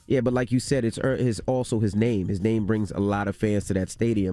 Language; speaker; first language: English; native; English